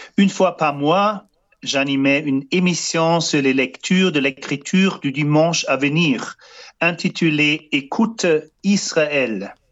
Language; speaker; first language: French; non-native, fluent; German